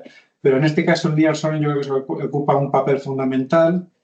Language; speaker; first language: Spanish; native; Spanish